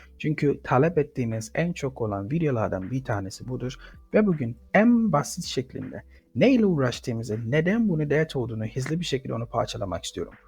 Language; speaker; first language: Turkish; non-native, fluent; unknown